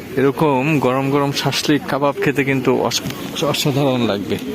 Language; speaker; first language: Bangla; native; Bangla